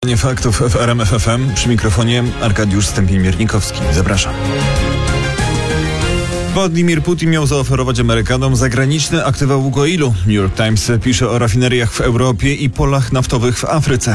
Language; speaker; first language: Polish; native; Polish